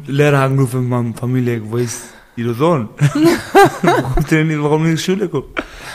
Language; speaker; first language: German; non-native, learner; Persian